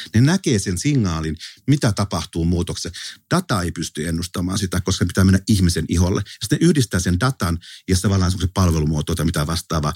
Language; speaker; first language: Finnish; native; Finnish